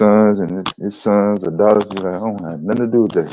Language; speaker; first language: English; native; English